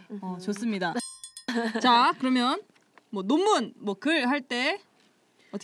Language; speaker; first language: Korean; native; Korean